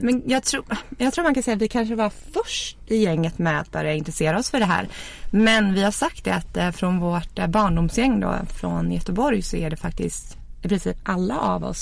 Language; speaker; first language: Swedish; native; Swedish